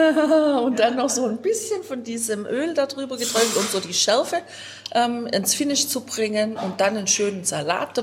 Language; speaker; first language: German; native; German